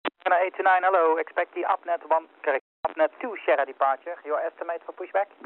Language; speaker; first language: English; non-native, fluent; Dutch